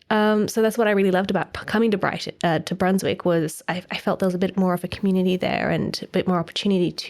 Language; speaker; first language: English; native; English